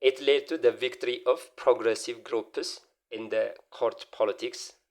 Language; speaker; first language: English; non-native, local second language; Amharic